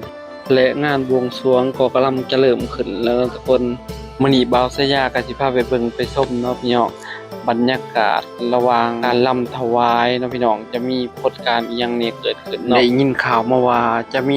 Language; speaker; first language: Thai; non-native, local second language; Lao